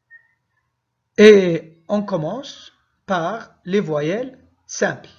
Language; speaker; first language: French; non-native, local second language; Arabic